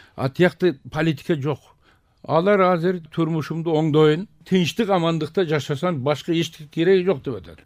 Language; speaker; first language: Kyrgyz; non-native, local second language; Tajik